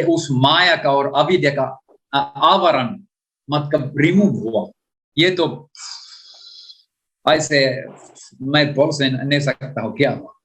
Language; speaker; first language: Hindi; non-native, learner; Finnish